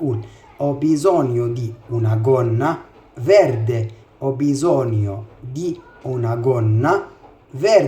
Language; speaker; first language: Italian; non-native, fluent; Arabic